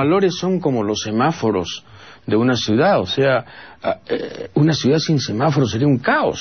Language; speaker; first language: Spanish; native; Spanish